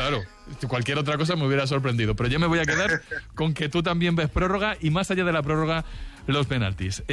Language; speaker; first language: Spanish; native; Spanish